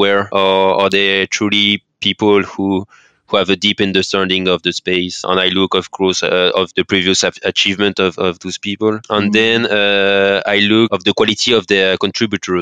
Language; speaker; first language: English; non-native, fluent; French